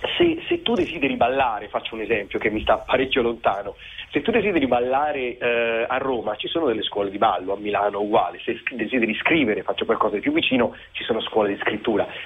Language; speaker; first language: Italian; native; Italian